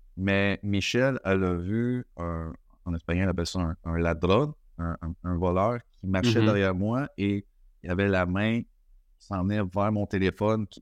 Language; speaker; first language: French; native; French